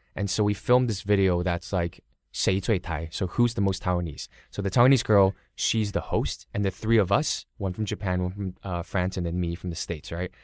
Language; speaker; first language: English; early bilingual, other home language; Cantonese